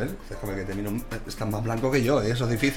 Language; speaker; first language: Spanish; native; Spanish